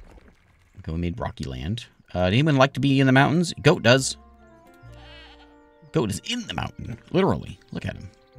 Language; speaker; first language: English; native; English